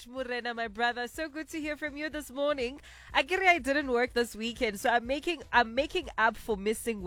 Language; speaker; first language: English; non-native, local second language; Venda